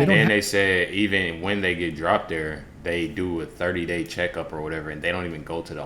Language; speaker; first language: English; native; English